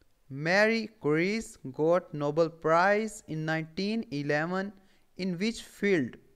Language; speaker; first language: English; non-native, local second language; Urdu